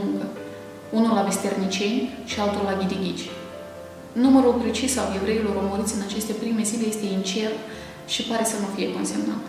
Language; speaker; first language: Romanian; native; Romanian